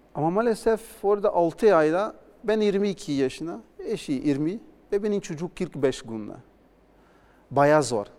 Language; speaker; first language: Turkish; non-native, learner; Portuguese